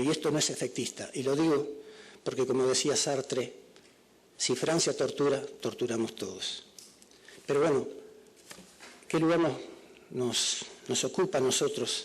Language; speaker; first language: Spanish; native; Spanish